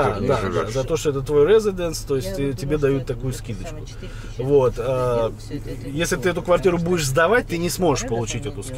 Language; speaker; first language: Russian; native; Russian